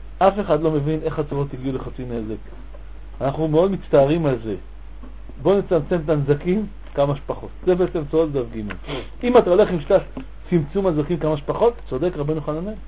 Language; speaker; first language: Hebrew; native; Hebrew